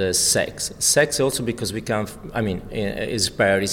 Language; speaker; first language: English; non-native, fluent; Italian